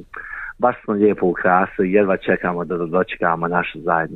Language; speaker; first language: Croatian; early bilingual, heritage; Croatian